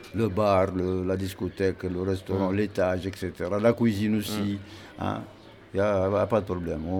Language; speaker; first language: French; non-native, local second language; Arabic